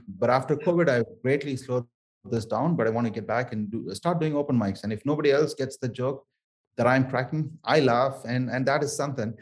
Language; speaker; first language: English; non-native, local second language; Tamil